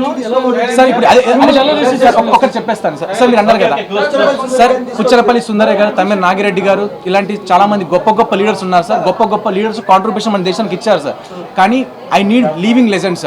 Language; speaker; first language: Telugu; native; Telugu